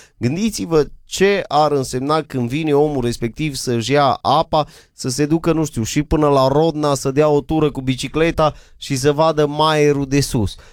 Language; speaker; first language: Romanian; native; Romanian